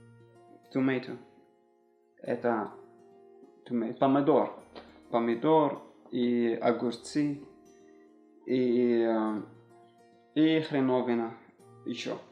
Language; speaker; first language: Russian; non-native, learner; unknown